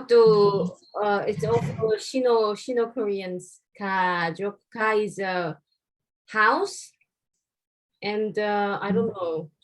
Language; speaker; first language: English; non-native, learner; Korean